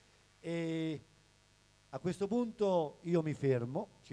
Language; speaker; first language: Italian; native; Italian